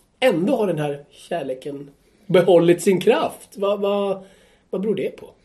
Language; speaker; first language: Swedish; native; Swedish